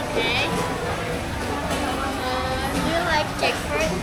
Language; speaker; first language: English; non-native, learner; Indonesian